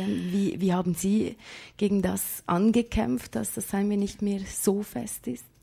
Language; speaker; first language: German; native; German